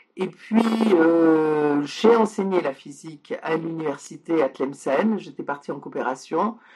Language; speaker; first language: French; early bilingual, other home language; Polish